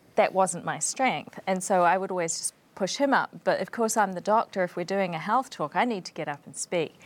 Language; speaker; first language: English; native; English